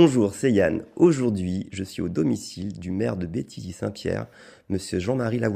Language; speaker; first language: French; native; French